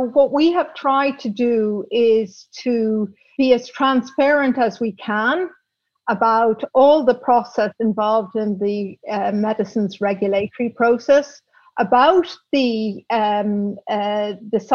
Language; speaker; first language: English; native; English